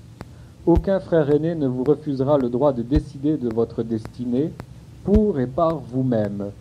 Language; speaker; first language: French; native; French